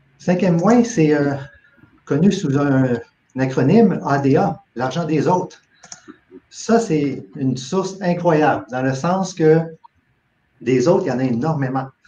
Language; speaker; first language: French; native; French